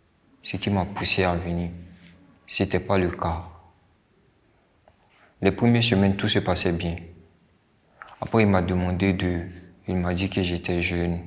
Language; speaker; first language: French; non-native, local second language; Bambara